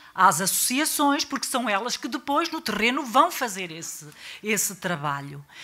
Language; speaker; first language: Portuguese; native; Portuguese